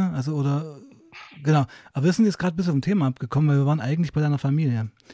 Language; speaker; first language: German; native; German